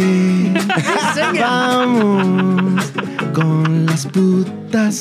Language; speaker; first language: Spanish; early bilingual, heritage; Spanish